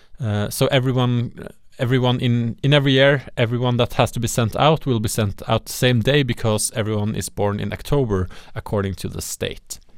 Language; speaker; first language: English; non-native, fluent; Norwegian